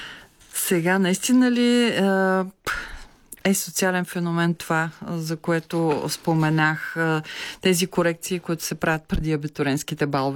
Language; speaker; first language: Bulgarian; native; Bulgarian